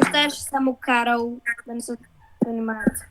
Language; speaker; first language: Bulgarian; native; Bulgarian